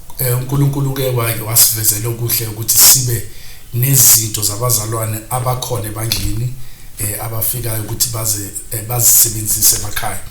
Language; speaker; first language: Zulu; native; Zulu